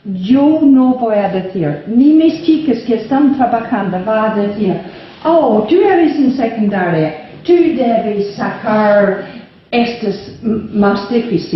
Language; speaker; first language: Spanish; non-native, fluent; English